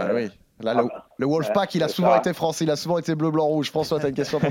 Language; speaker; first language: French; native; French